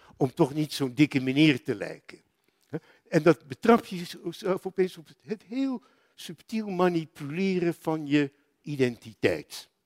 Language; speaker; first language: Dutch; native; Dutch